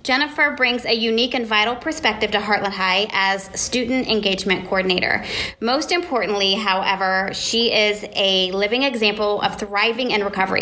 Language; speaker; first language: English; native; English